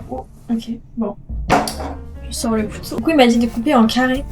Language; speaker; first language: French; native; French